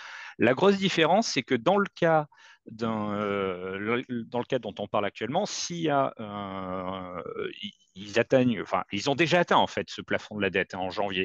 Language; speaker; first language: French; native; French